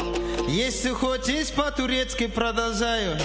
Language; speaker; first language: Russian; non-native, local second language; Kyrgyz